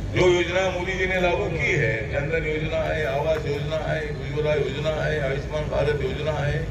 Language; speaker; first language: Hindi; non-native, local second language; Marathi